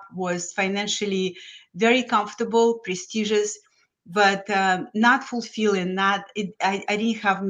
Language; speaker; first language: English; non-native, fluent; Lithuanian